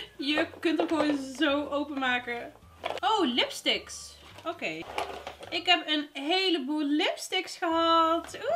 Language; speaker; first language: Dutch; early bilingual, other home language; Arabic